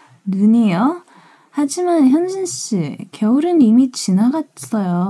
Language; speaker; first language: Korean; early bilingual, heritage; Korean